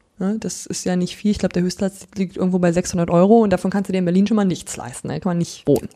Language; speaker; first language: German; native; German